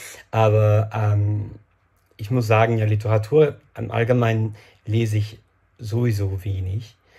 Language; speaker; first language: German; non-native, fluent; English